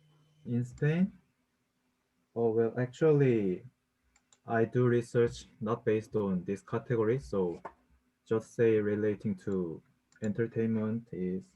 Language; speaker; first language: English; non-native, learner; Korean